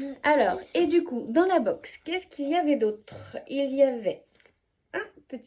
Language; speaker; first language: French; native; French